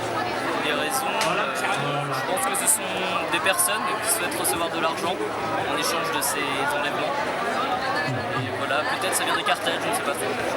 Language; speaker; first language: French; native; French